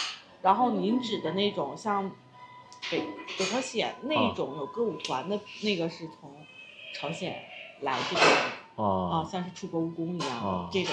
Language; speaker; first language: Chinese; native; Chinese